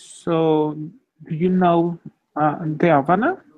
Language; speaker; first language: English; non-native, fluent; Spanish